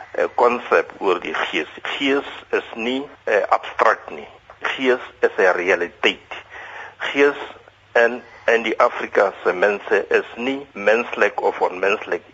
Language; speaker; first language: Afrikaans; non-native, local second language; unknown